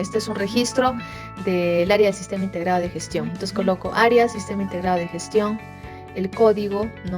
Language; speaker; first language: Spanish; native; Spanish